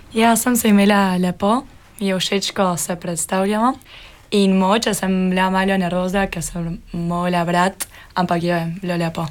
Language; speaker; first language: Slovenian; early bilingual, heritage; Spanish